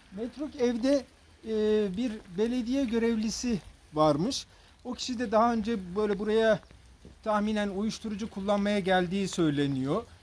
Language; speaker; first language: Turkish; native; Turkish